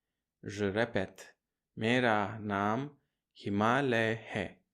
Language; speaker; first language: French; non-native, fluent; Hindi